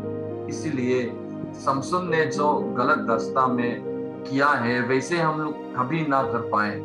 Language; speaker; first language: Hindi; non-native, local second language; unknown